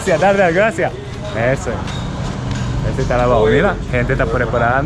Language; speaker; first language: Spanish; non-native, learner; Japanese